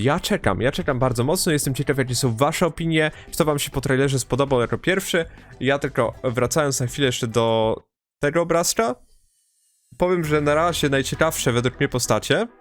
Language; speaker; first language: Polish; native; Polish